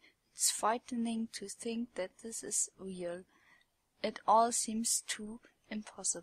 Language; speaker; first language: English; non-native, fluent; German